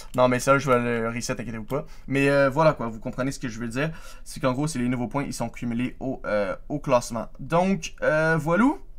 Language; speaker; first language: French; native; French